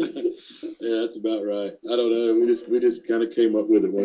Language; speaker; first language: English; native; English